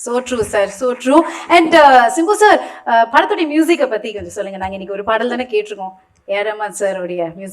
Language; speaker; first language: Tamil; native; Tamil